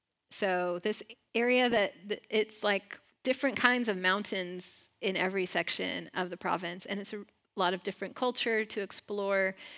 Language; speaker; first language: English; native; English